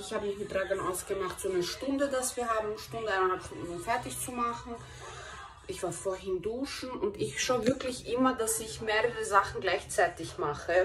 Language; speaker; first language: German; early bilingual, heritage; German